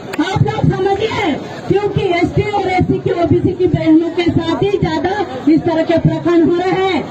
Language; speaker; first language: Hindi; native; Hindi